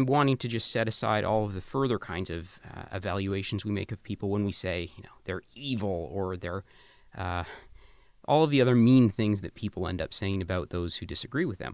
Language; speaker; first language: English; native; English